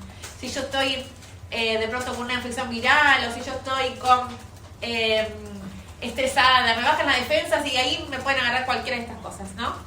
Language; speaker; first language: Spanish; native; Spanish